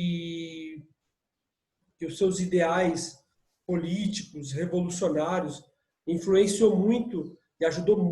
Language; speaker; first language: Portuguese; native; Portuguese